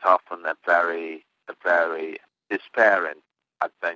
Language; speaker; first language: English; non-native, local second language; Igbo